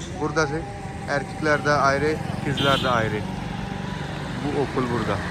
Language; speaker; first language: Turkish; non-native, learner; Punjabi